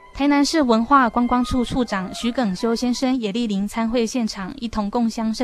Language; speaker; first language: Chinese; native; Chinese